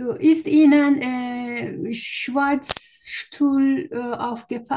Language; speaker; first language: German; non-native, learner; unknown